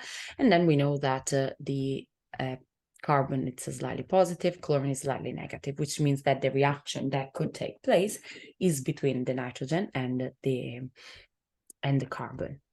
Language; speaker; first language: English; non-native, fluent; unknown